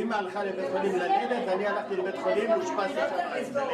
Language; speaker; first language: Hebrew; early bilingual, other home language; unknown